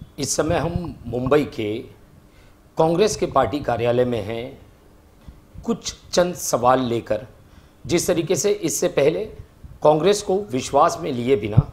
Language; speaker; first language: Hindi; non-native, local second language; Marathi